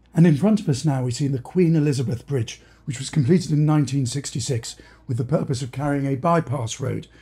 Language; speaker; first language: English; native; English